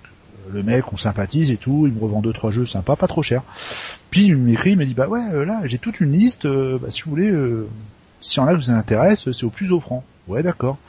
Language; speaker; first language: French; native; French